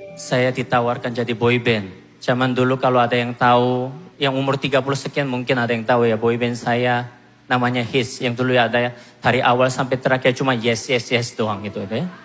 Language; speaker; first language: Indonesian; non-native, fluent; Korean